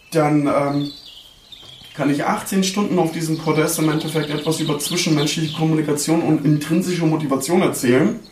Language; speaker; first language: German; early bilingual, other home language; Turkish